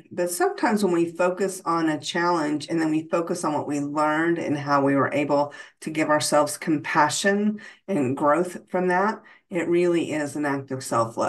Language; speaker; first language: English; native; English